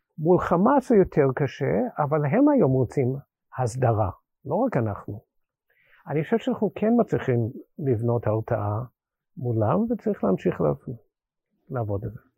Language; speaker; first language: Hebrew; non-native, fluent; English